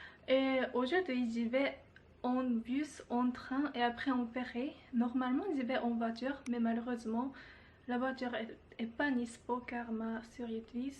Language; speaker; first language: French; non-native, learner; Japanese